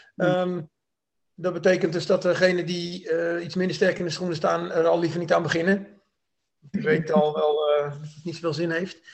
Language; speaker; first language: Dutch; native; Dutch